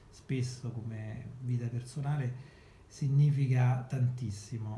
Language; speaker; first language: Italian; native; Italian